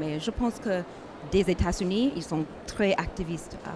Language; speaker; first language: French; non-native, learner; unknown